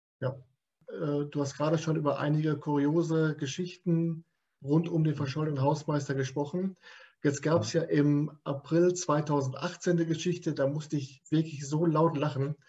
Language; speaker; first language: German; native; German